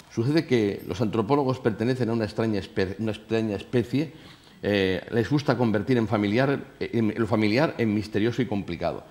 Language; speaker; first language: Spanish; non-native, local second language; Catalan